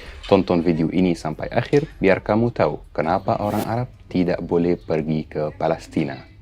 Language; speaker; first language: Indonesian; non-native, fluent; Arabic